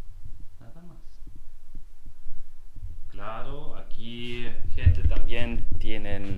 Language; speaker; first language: Spanish; non-native, learner; German